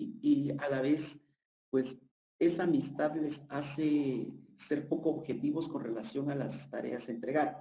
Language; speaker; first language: Spanish; native; Spanish